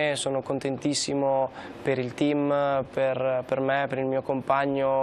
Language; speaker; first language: Italian; native; Italian